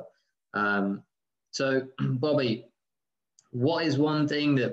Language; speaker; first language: English; native; English